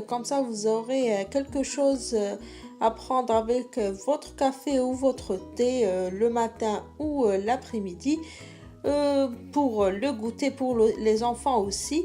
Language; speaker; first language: French; non-native, local second language; Arabic